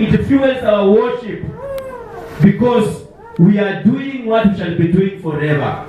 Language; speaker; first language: English; non-native, local second language; Swahili